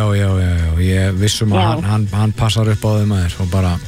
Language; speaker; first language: Icelandic; native; Icelandic